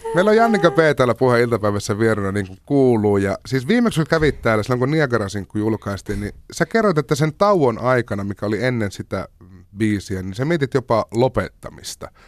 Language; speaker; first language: Finnish; native; Finnish